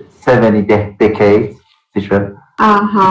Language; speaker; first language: English; non-native, learner; Persian